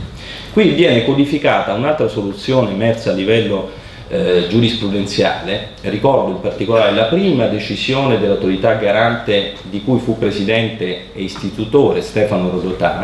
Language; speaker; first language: Italian; native; Italian